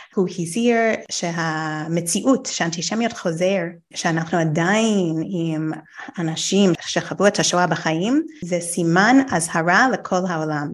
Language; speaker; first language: Hebrew; non-native, fluent; English